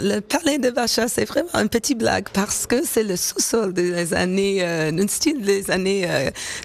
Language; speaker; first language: French; non-native, fluent; English